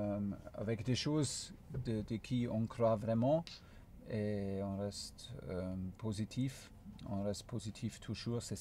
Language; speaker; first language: French; non-native, fluent; German